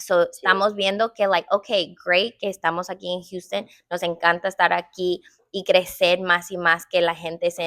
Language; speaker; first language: Spanish; early bilingual, heritage; English